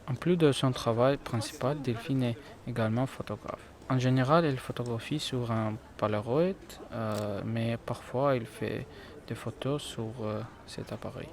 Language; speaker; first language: French; non-native, learner; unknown